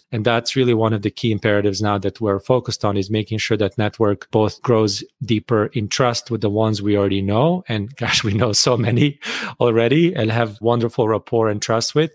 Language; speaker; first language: English; non-native, fluent; Bosnian